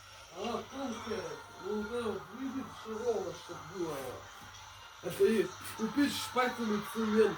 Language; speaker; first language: Russian; native; Russian